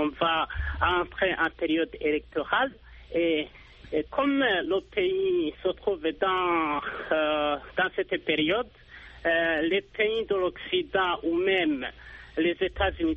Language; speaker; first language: French; non-native, local second language; Rundi